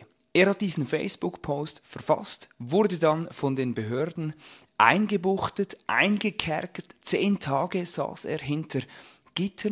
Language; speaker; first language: German; native; German